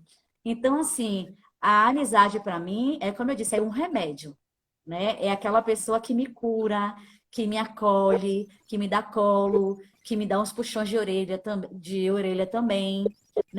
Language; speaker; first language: Portuguese; native; Portuguese